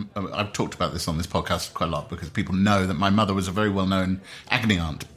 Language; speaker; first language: English; native; English